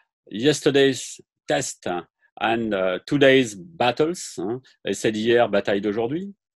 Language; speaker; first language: French; native; French